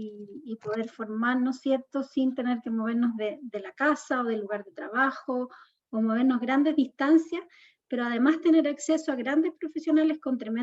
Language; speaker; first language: Spanish; native; Spanish